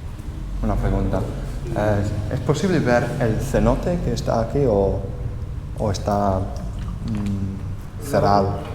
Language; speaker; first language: Spanish; non-native, learner; English